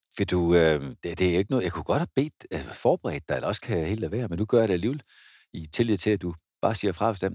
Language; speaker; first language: Danish; native; Danish